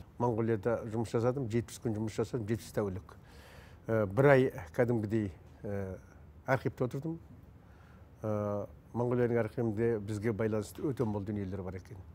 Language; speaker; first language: Kazakh; native; Kazakh